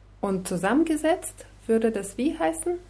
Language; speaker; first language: German; non-native, fluent; Russian